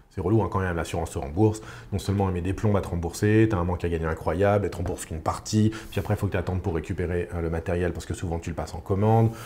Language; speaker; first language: French; native; French